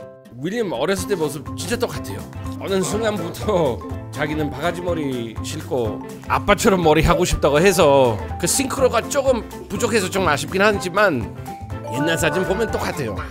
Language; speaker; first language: Korean; non-native, fluent; English